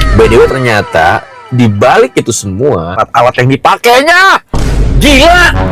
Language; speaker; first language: Indonesian; native; Indonesian